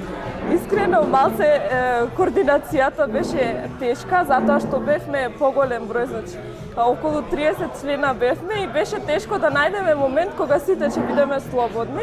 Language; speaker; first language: Macedonian; non-native, local second language; Albanian